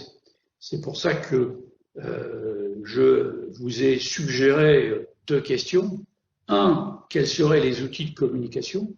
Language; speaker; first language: French; native; French